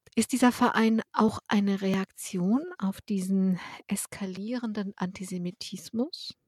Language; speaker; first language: German; native; German